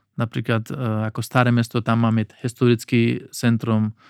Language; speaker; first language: Slovak; non-native, learner; Pashto